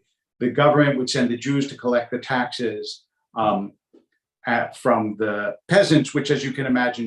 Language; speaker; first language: English; native; English